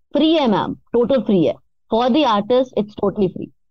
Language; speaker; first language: English; non-native, local second language; Hindi